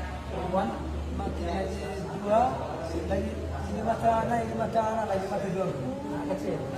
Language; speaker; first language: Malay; non-native, learner; Rohingya